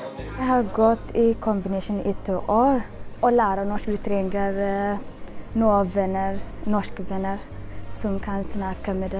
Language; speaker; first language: Norwegian; non-native, learner; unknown